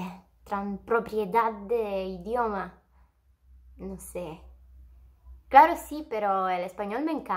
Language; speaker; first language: Spanish; non-native, learner; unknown